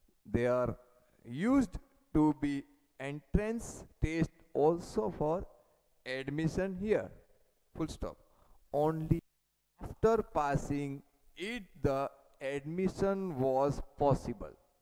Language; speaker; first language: English; non-native, local second language; Gujarati